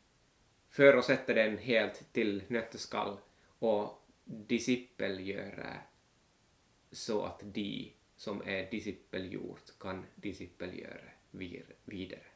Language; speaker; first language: Norwegian; non-native, fluent; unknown